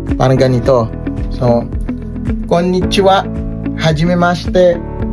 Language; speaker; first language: Filipino; native; Filipino